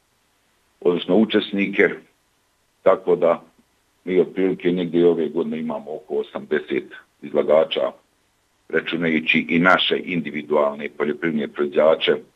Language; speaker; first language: Bosnian; native; Bosnian